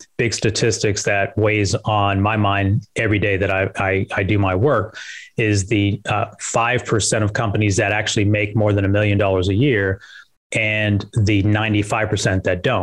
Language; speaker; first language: English; native; English